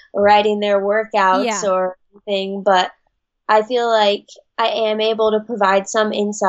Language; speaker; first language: English; native; English